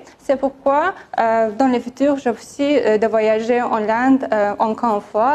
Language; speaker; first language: French; non-native, learner; Azerbaijani